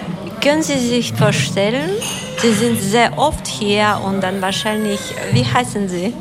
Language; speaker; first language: German; non-native, learner; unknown